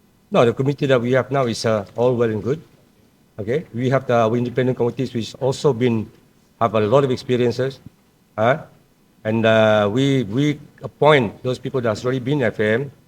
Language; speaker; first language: English; non-native, local second language; Malay